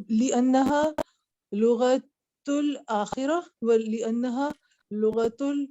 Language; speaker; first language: Arabic; non-native, learner; Urdu